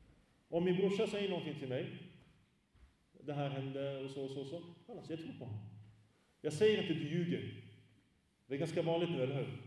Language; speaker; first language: Swedish; early bilingual, other home language; Arabic